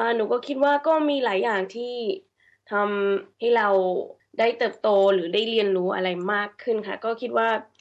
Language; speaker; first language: Thai; early bilingual, heritage; Thai